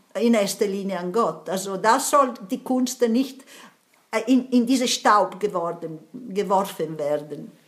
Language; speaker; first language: German; non-native, fluent; Italian